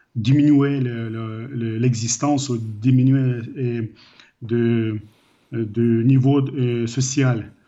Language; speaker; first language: French; non-native, learner; Ukrainian